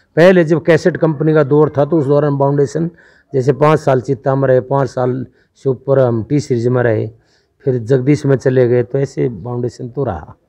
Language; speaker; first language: Hindi; native; Hindi